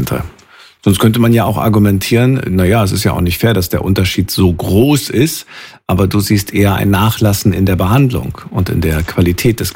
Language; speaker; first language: German; native; German